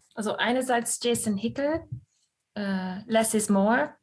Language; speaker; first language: German; non-native, fluent; English